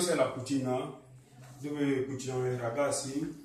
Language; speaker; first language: Italian; non-native, fluent; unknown